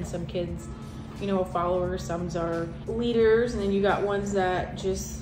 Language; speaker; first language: English; native; English